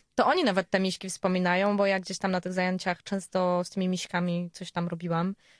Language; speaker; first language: Polish; native; Polish